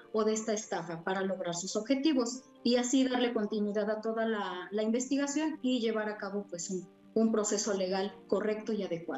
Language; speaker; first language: Spanish; native; Spanish